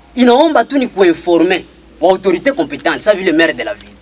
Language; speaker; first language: French; non-native, local second language; Swahili